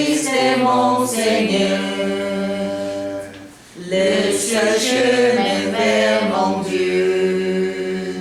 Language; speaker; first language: French; non-native, learner; Korean